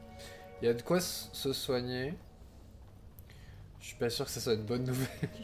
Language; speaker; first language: French; native; French